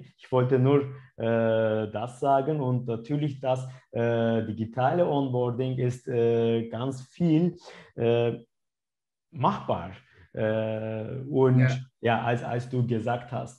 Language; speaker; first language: German; non-native, fluent; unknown